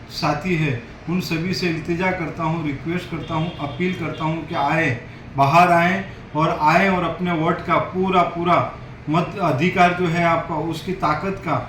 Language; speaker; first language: Hindi; non-native, local second language; Gujarati